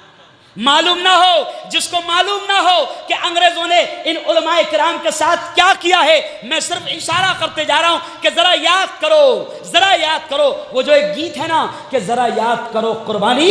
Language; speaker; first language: Urdu; native; Urdu